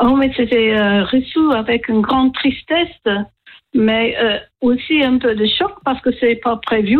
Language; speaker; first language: French; non-native, learner; English